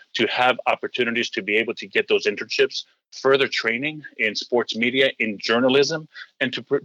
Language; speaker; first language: English; early bilingual, heritage; Greek